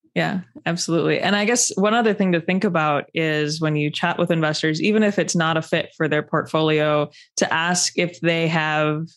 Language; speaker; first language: English; native; English